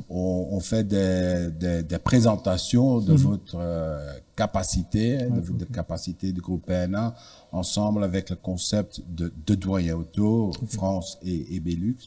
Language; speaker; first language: French; non-native, fluent; Dutch